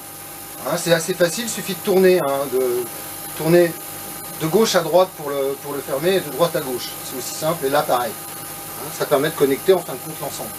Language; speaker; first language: French; native; French